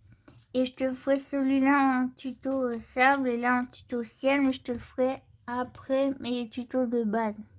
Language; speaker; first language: French; native; French